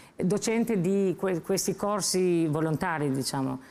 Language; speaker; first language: Italian; non-native, fluent; Albanian